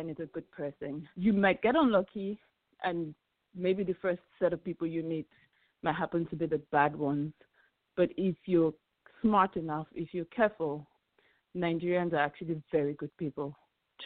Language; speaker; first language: English; non-native, local second language; Yoruba